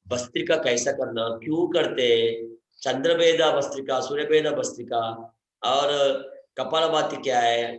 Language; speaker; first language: Hindi; non-native, local second language; Telugu